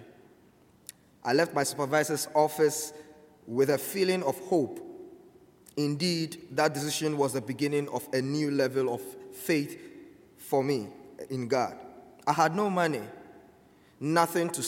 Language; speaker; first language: English; non-native, local second language; Akan